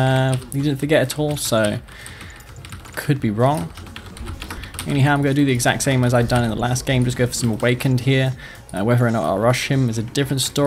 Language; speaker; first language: English; native; English